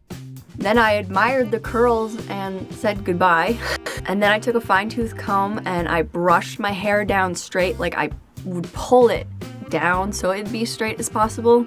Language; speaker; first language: English; native; English